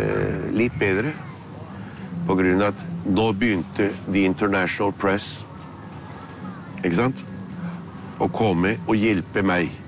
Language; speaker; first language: Norwegian; early bilingual, heritage; Spanish